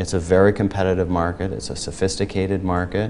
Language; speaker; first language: English; native; English